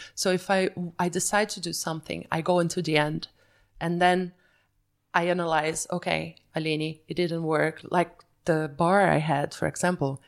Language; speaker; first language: English; early bilingual, other home language; Portuguese